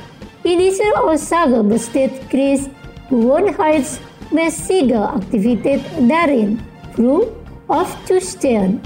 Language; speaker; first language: German; non-native, learner; Indonesian